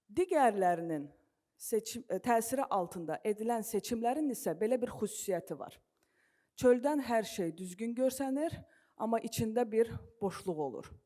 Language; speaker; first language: Azerbaijani; non-native, local second language; Russian